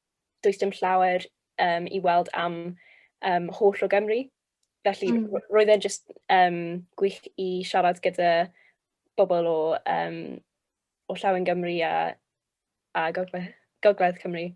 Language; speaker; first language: Welsh; non-native, local second language; English